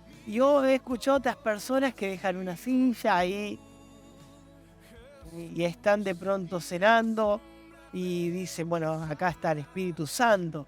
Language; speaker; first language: Spanish; native; Spanish